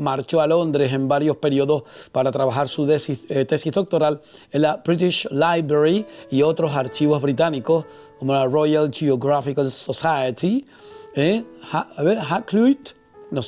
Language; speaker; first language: Spanish; native; Spanish